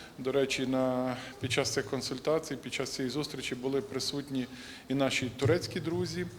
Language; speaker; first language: Ukrainian; native; Ukrainian